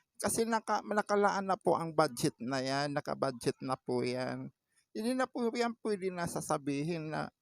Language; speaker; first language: Filipino; non-native, local second language; Waray